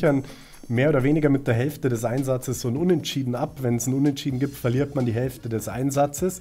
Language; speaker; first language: German; native; German